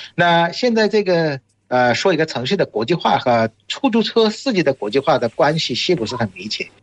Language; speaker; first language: Chinese; non-native, fluent; Bangla